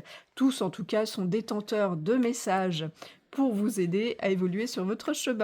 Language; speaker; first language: French; native; French